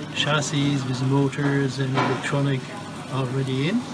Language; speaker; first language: English; non-native, fluent; German